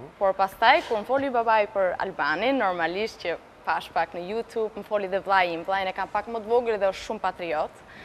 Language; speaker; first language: Albanian; early bilingual, heritage; Albanian